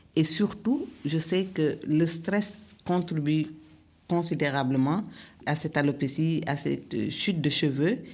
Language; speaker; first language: French; non-native, local second language; Wolof